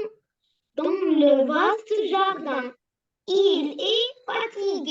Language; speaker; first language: French; non-native, learner; Arabic